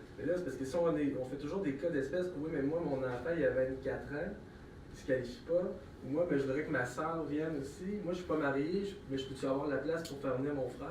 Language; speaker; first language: French; native; French